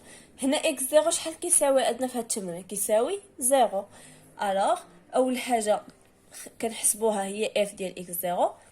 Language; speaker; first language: Arabic; native; Arabic